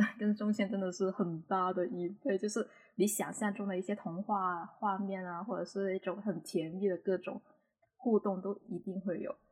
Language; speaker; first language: Chinese; non-native, local second language; Cantonese